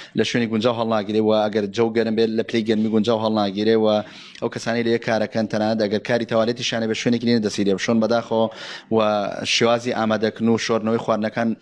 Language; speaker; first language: Central Kurdish; native; Central Kurdish